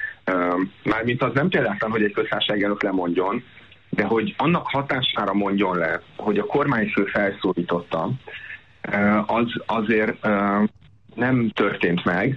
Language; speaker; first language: Hungarian; native; Hungarian